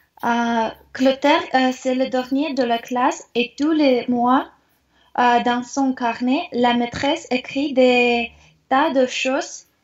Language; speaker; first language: French; non-native, learner; Russian